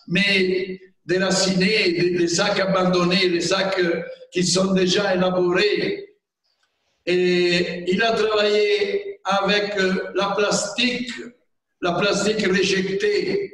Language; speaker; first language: French; non-native, fluent; Italian